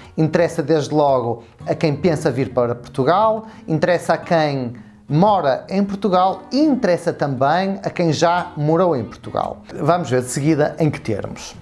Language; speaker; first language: Portuguese; native; Portuguese